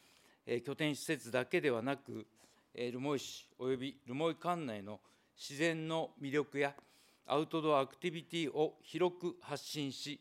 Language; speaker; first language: Japanese; native; Japanese